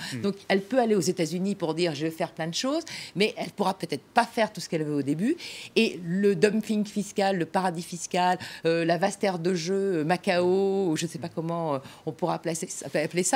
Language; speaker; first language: French; native; French